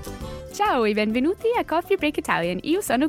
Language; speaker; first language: Italian; non-native, learner; English